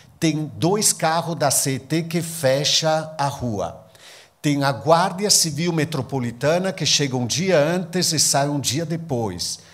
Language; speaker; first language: Portuguese; non-native, fluent; Italian